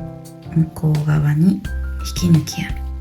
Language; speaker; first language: Japanese; native; Japanese